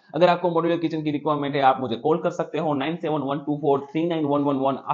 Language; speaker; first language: Hindi; non-native, local second language; Gujarati